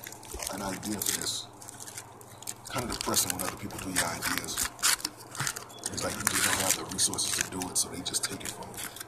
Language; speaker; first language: English; native; English